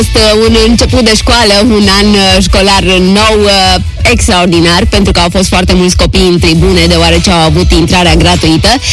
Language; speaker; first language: Romanian; native; Romanian